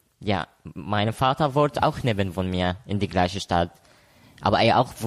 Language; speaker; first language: German; non-native, learner; Arabic